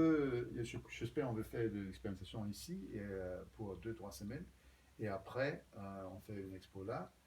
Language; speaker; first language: French; non-native, fluent; Danish